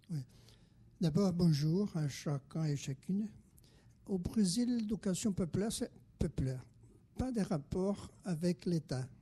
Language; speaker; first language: French; non-native, fluent; Portuguese